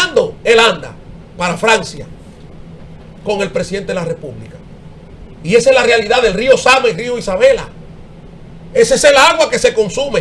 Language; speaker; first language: Spanish; native; Spanish